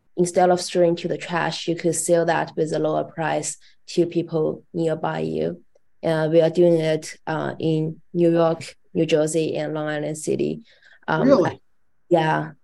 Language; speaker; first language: English; non-native, fluent; Chinese